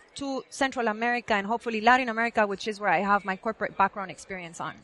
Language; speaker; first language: English; non-native, fluent; Spanish